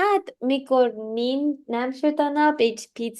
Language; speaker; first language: Hungarian; non-native, learner; English